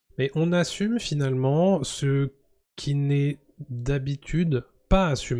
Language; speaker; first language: French; native; French